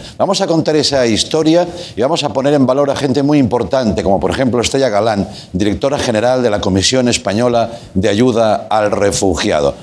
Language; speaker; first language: Spanish; non-native, local second language; Catalan